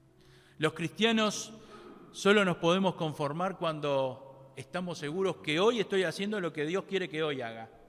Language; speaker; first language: Spanish; native; Spanish